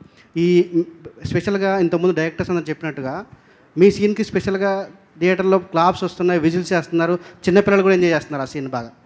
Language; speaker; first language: Telugu; native; Telugu